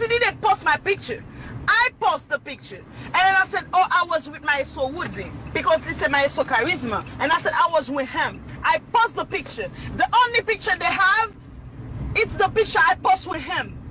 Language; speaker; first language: English; non-native, fluent; Haitian Creole